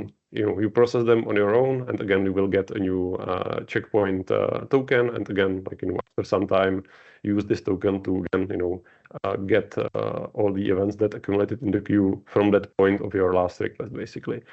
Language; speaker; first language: English; non-native, fluent; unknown